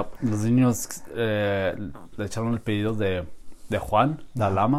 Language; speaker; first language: Spanish; non-native, learner; English